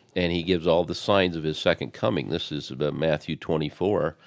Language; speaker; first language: English; native; English